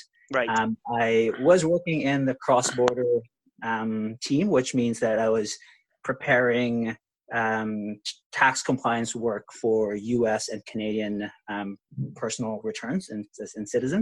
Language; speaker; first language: English; non-native, local second language; Filipino